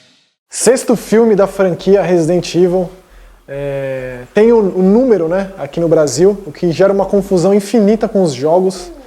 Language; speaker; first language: Portuguese; native; Portuguese